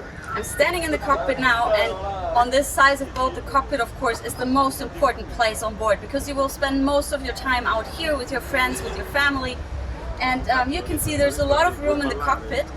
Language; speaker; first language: English; non-native, fluent; German